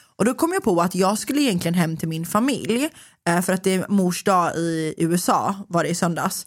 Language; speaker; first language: Swedish; native; Swedish